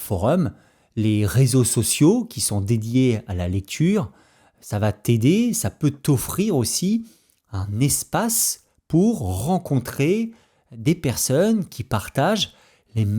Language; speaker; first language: French; native; French